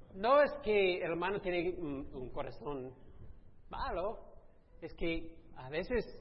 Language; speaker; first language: Spanish; non-native, fluent; English